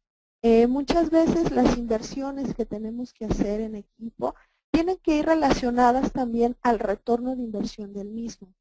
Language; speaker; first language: Spanish; native; Spanish